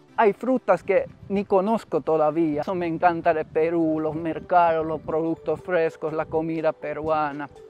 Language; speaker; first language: Spanish; non-native, fluent; Finnish